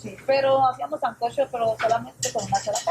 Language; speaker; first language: Spanish; native; Spanish